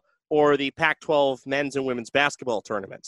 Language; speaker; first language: English; native; English